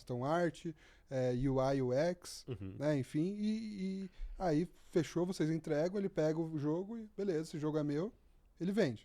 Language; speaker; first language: Portuguese; native; Portuguese